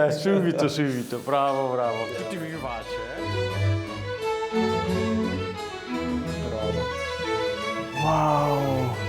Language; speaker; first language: Italian; non-native, learner; Korean